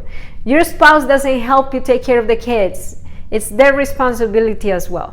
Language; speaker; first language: English; non-native, fluent; Spanish